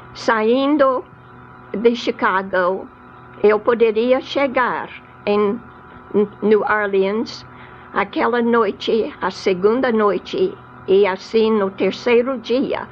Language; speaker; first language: Portuguese; non-native, fluent; English